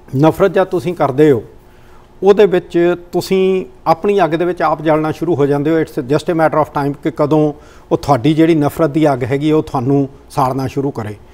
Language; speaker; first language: Punjabi; native; Punjabi